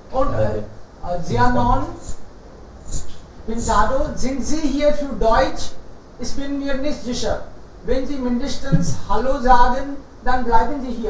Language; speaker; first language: German; non-native, fluent; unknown